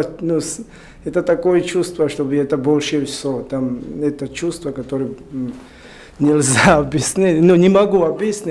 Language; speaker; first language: Russian; non-native, learner; Georgian